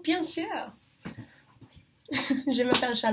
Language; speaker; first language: French; non-native, learner; English